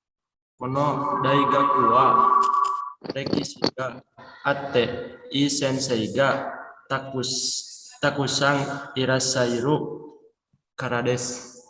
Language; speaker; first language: Japanese; non-native, learner; Indonesian